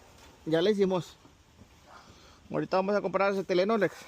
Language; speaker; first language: Spanish; native; Spanish